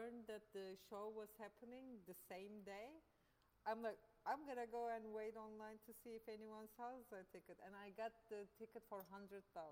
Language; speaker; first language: English; non-native, fluent; Turkish